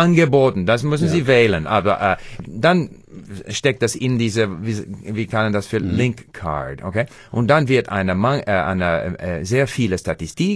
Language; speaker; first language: German; non-native, learner; English